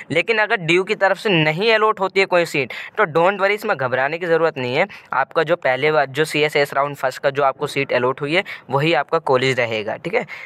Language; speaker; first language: Hindi; native; Hindi